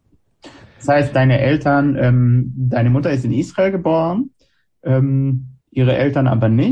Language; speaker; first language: German; non-native, fluent; Hebrew